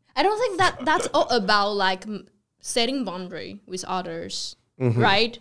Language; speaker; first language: English; non-native, fluent; Chinese